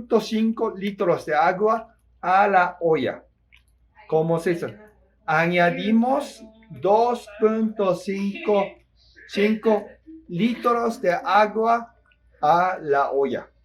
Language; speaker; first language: Spanish; non-native, fluent; Japanese